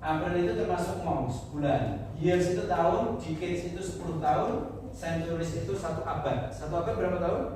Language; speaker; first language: Indonesian; native; Indonesian